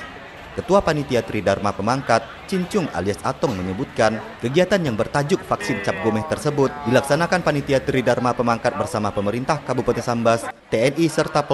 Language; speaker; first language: Indonesian; native; Indonesian